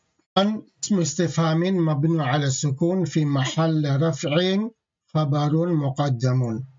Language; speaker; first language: Arabic; non-native, fluent; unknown